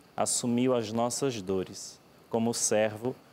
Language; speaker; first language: Portuguese; native; Portuguese